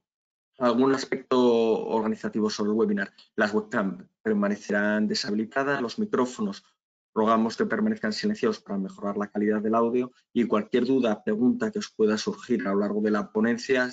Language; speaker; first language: Spanish; native; Spanish